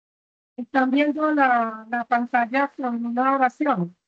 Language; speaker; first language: Spanish; native; Spanish